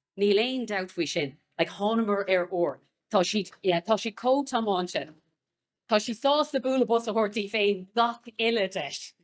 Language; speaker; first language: Irish; non-native, local second language; English